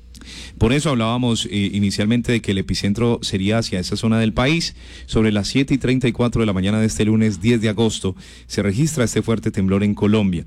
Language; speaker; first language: Spanish; native; Spanish